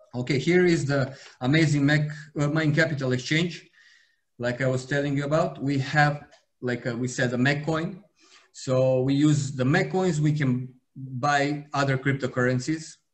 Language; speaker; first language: English; non-native, fluent; Serbian